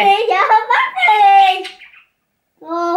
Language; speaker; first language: German; early bilingual, other home language; Turkish